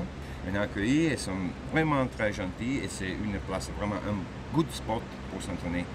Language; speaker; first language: French; non-native, fluent; Italian